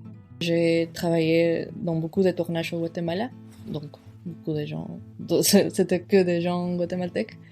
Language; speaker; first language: French; non-native, fluent; Spanish